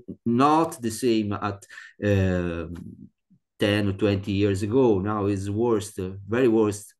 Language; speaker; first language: English; non-native, learner; Italian